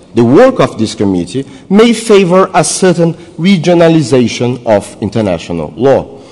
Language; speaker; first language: English; non-native, fluent; Portuguese